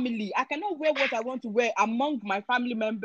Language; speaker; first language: English; non-native, local second language; Yoruba